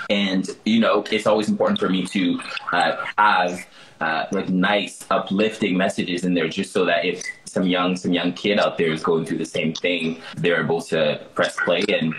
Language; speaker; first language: English; early bilingual, other home language; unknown